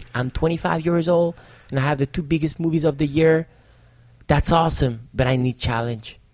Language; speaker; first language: English; non-native, fluent; French